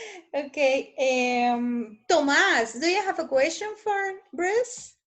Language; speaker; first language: English; non-native, fluent; Spanish